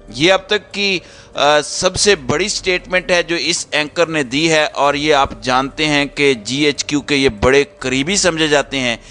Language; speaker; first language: Urdu; native; Urdu